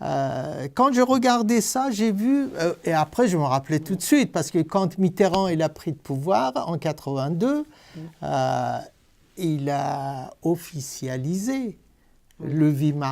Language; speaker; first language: French; non-native, fluent; Persian